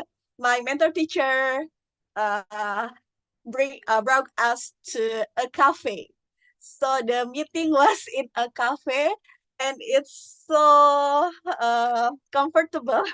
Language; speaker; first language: English; non-native, learner; Indonesian